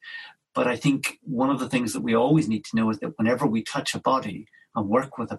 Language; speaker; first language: English; native; English